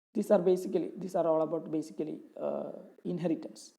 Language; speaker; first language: English; non-native, local second language; Malayalam